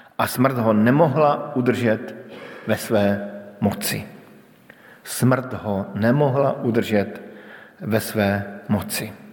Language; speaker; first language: Czech; native; Czech